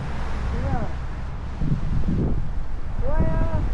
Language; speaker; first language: Chinese; non-native, learner; Filipino